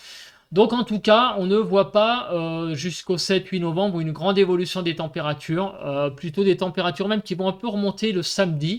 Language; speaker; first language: French; native; French